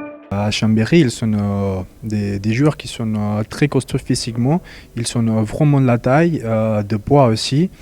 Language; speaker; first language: French; non-native, fluent; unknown